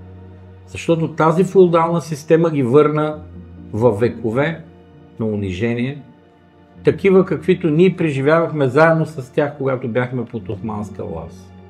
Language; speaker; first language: Bulgarian; native; Bulgarian